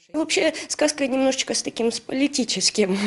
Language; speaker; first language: Russian; native; Russian